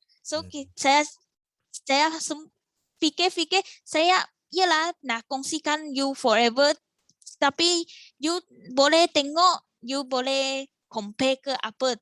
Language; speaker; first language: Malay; non-native, local second language; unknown